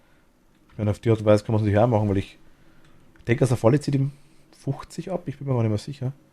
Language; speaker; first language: German; native; German